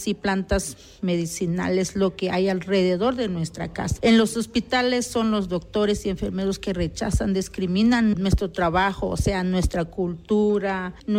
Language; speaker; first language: Spanish; non-native, local second language; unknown